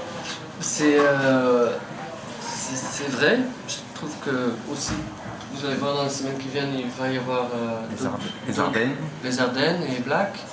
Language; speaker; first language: French; non-native, fluent; Dutch